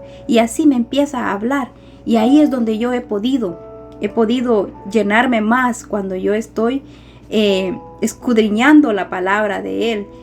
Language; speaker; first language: Spanish; native; Spanish